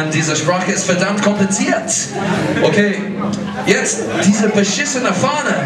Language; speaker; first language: German; non-native, learner; English